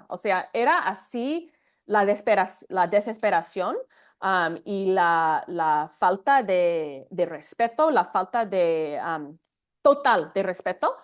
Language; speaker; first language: Spanish; non-native, fluent; English